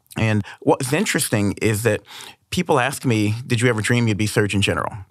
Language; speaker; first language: English; native; English